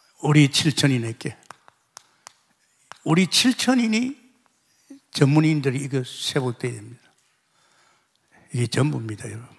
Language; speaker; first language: Korean; native; Korean